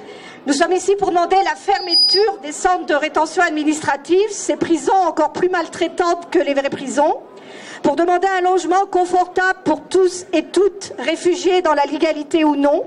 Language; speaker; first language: French; native; French